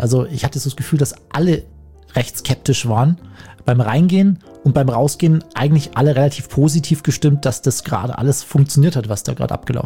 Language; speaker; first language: German; native; German